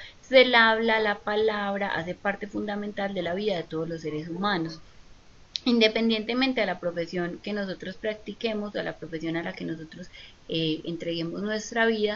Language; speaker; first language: Spanish; native; Spanish